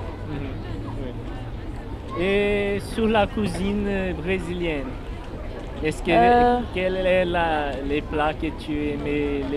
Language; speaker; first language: French; non-native, learner; Portuguese